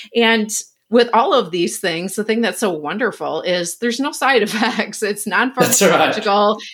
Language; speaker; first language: English; native; English